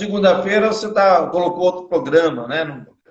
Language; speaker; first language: Portuguese; native; Portuguese